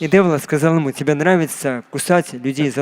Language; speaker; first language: Russian; native; Russian